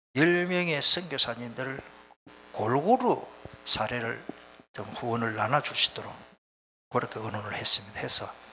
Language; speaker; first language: Korean; native; Korean